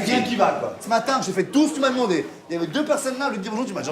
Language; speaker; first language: French; native; French